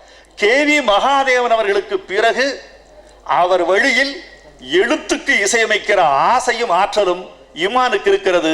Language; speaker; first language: Tamil; native; Tamil